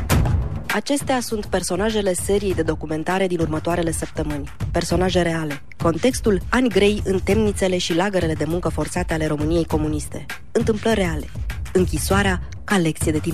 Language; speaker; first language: Romanian; native; Romanian